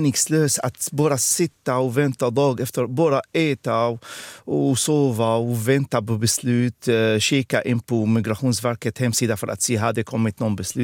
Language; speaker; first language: Swedish; non-native, fluent; Arabic